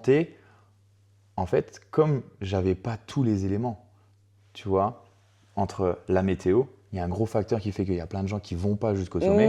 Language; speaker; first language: French; native; French